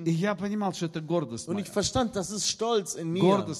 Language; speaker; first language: German; non-native, fluent; Russian